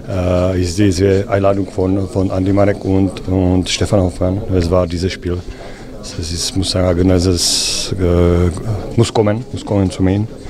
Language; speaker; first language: German; non-native, learner; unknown